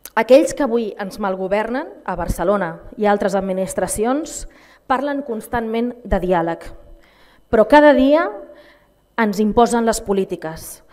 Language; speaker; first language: Catalan; native; Catalan